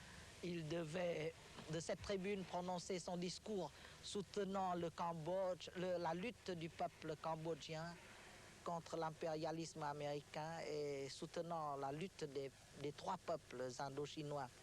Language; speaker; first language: French; non-native, local second language; Khmer